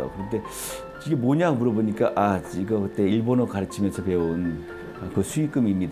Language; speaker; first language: Korean; native; Korean